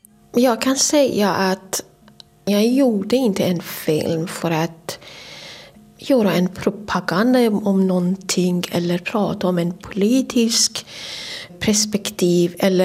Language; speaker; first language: Swedish; non-native, fluent; Persian